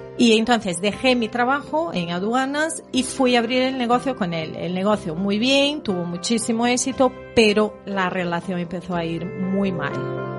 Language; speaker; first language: Spanish; early bilingual, heritage; Spanish